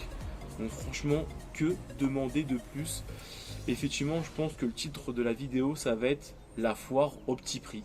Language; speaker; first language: French; native; French